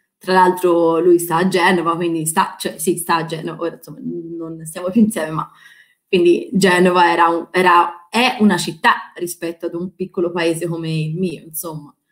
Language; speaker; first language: Italian; native; Italian